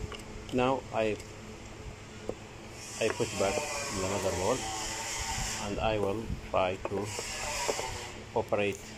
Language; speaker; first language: English; non-native, learner; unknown